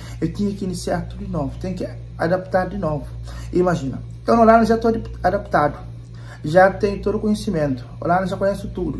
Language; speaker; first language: Portuguese; non-native, local second language; Kabuverdianu